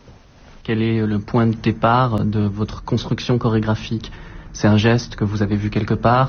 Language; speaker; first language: French; native; French